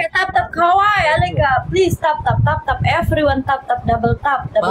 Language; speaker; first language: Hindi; non-native, learner; Pashto